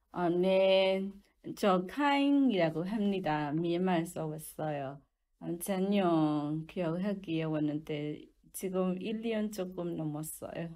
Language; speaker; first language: Korean; non-native, learner; Burmese